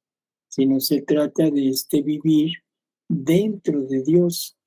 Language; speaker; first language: Spanish; native; Spanish